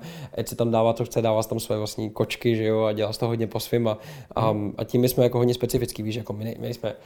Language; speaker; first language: Czech; native; Czech